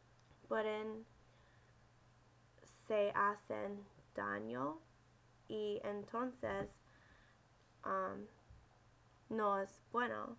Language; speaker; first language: Spanish; non-native, learner; English